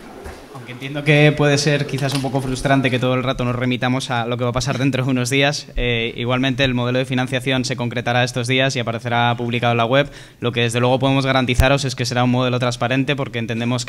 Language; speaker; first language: Spanish; native; Spanish